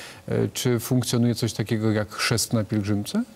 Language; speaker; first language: Polish; native; Polish